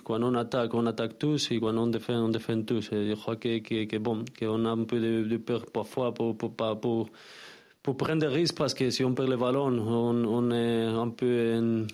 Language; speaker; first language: French; non-native, learner; Spanish